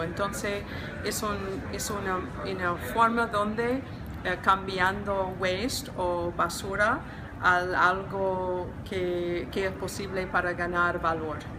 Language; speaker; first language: Spanish; non-native, learner; English